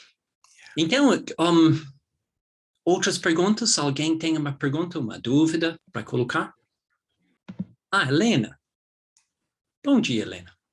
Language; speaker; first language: Portuguese; non-native, fluent; English